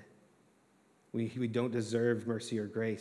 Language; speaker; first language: English; native; English